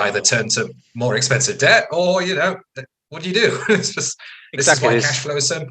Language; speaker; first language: English; native; English